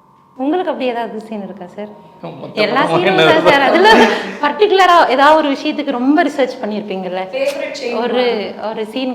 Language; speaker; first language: Tamil; native; Tamil